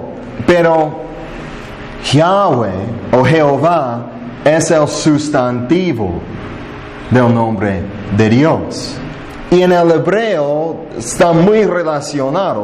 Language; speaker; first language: Spanish; non-native, fluent; English